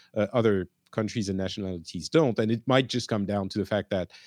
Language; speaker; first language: English; non-native, fluent; Arabic